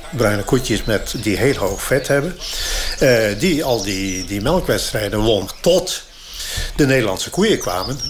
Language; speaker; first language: Dutch; native; Dutch